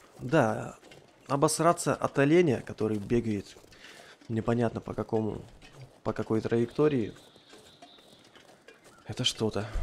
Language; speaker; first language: Russian; native; Russian